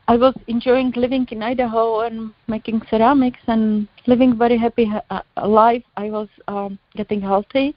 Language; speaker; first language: English; non-native, learner; Czech